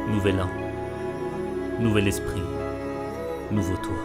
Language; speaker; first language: French; non-native, local second language; Haitian Creole